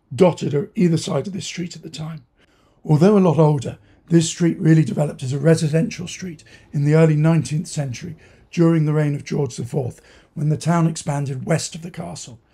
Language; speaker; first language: English; native; English